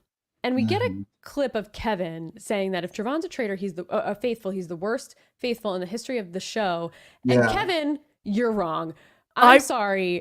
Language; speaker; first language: English; native; English